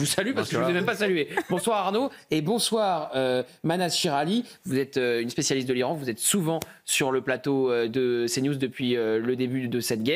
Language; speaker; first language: French; native; French